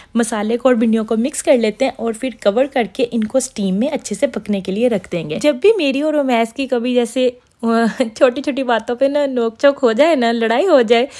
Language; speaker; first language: Urdu; non-native, local second language; Punjabi